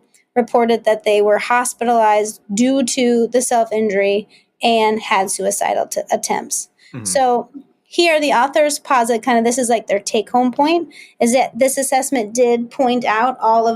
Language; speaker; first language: English; native; English